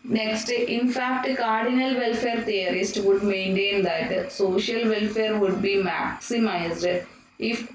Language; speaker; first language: English; non-native, local second language; Malayalam